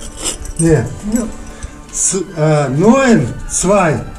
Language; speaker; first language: German; non-native, fluent; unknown